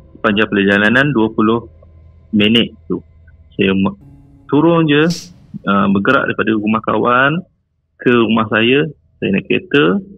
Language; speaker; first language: Malay; native; Malay